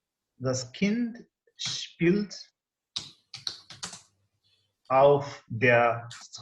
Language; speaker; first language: German; non-native, learner; English